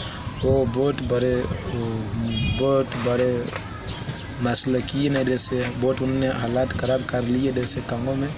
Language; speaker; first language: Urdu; non-native, learner; Swahili